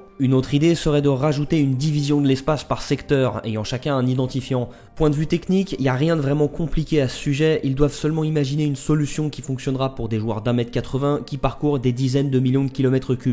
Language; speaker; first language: French; native; French